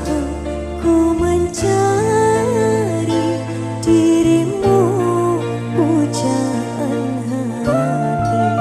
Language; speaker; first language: Indonesian; native; Indonesian